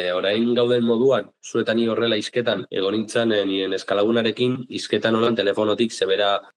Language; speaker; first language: Basque; native; Basque